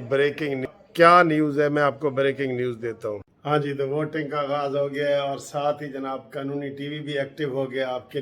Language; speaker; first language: Urdu; native; Urdu